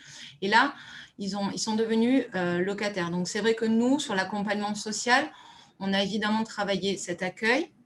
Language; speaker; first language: French; native; French